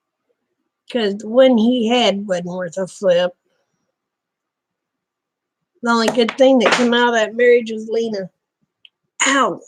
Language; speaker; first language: English; native; English